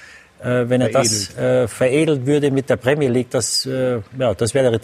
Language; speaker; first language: German; native; German